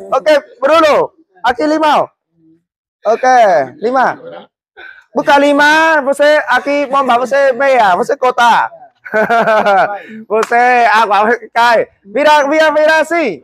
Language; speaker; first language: Portuguese; non-native, learner; Vietnamese